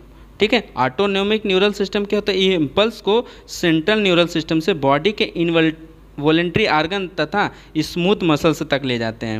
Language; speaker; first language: Hindi; native; Hindi